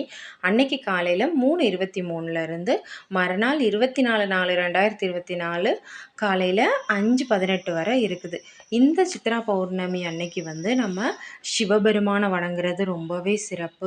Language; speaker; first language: Tamil; native; Tamil